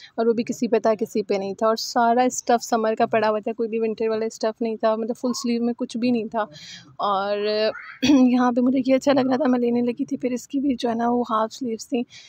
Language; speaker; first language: Urdu; native; Urdu